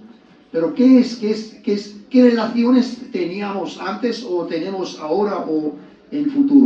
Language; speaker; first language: Spanish; non-native, learner; Georgian